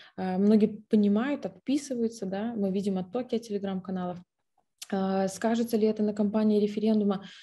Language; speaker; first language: Russian; native; Russian